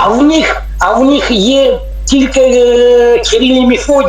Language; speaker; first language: Ukrainian; non-native, learner; Tajik